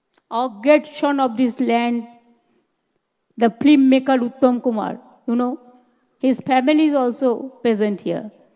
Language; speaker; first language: English; non-native, local second language; Bangla